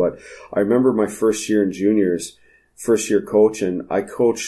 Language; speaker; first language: English; native; English